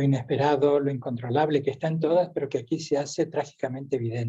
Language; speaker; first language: Spanish; native; Spanish